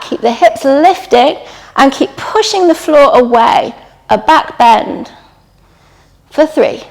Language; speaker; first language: English; native; English